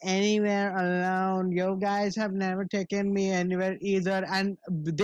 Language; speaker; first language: English; non-native, local second language; Bangla